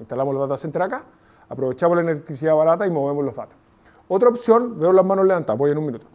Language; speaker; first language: Spanish; native; Spanish